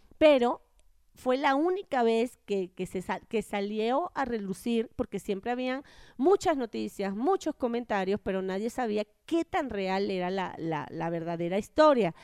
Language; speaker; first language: Spanish; native; Spanish